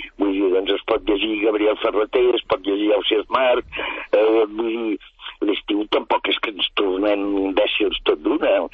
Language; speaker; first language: Catalan; native; Catalan